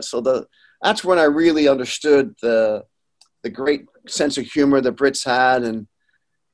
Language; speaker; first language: English; native; English